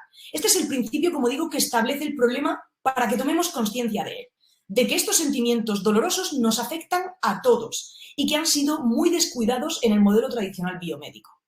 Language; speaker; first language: Spanish; native; Spanish